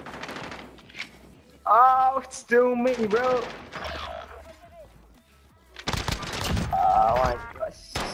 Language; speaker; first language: English; non-native, learner; Persian